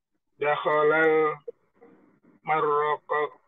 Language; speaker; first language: Arabic; non-native, learner; Indonesian